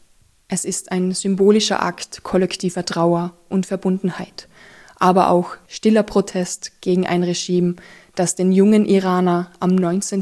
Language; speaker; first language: German; native; German